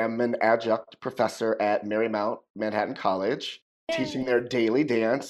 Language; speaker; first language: English; native; English